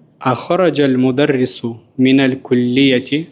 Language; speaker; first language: Arabic; non-native, fluent; Russian